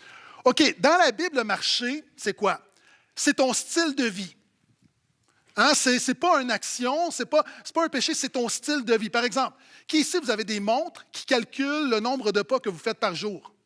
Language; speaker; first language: French; native; French